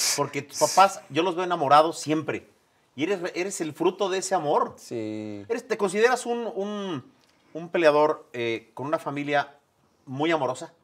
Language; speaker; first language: Spanish; native; Spanish